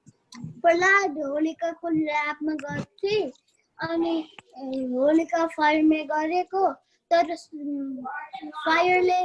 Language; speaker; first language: Nepali; early bilingual, heritage; Nepali